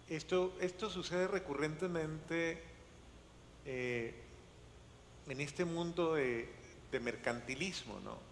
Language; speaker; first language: Spanish; native; Spanish